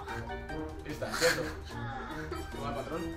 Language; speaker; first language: Spanish; native; Spanish